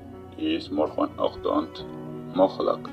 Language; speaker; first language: Dutch; non-native, learner; Tigrinya